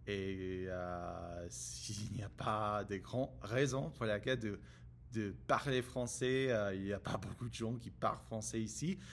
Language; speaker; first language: French; non-native, learner; English